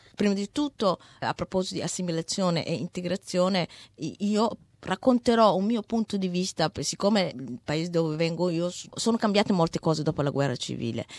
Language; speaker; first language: Italian; non-native, fluent; Somali